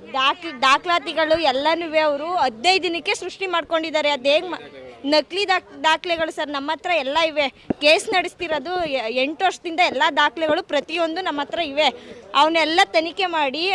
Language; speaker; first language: Kannada; native; Kannada